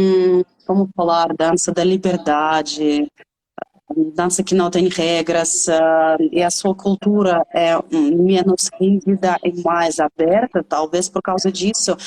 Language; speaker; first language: Portuguese; non-native, fluent; Russian